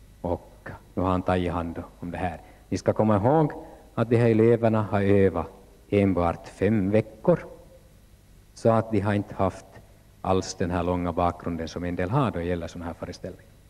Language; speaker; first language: Swedish; native; Swedish